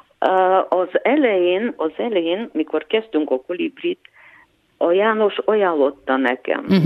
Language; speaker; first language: Hungarian; non-native, fluent; Bulgarian